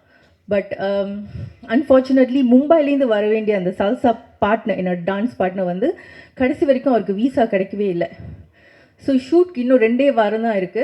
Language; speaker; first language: Tamil; native; Tamil